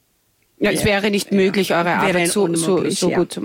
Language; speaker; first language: German; native; German